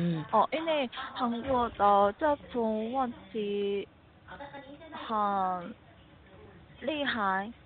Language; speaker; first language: Chinese; non-native, learner; Korean